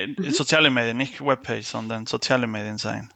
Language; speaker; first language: German; non-native, fluent; Spanish